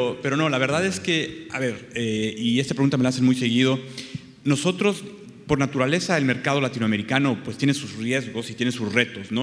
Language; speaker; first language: Spanish; native; Spanish